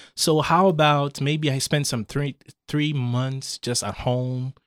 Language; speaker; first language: English; non-native, local second language; Akan